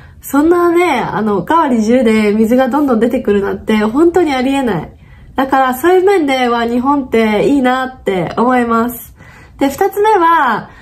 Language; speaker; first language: Japanese; non-native, fluent; German